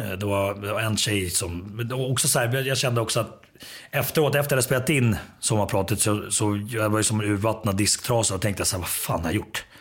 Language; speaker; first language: Swedish; early bilingual, other home language; Finnish